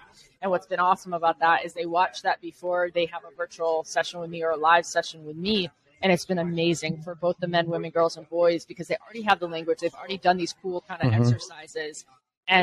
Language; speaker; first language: English; native; English